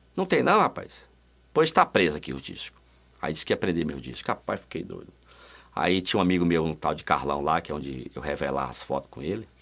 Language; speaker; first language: Portuguese; native; Portuguese